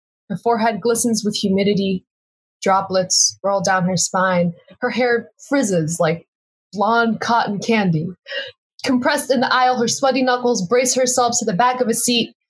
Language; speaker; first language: English; native; English